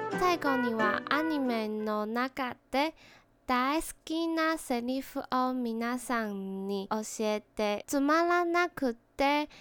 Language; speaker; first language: Japanese; non-native, learner; Chinese